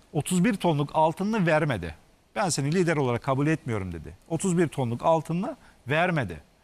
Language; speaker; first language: Turkish; native; Turkish